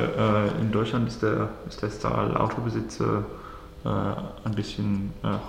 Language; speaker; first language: German; non-native, learner; English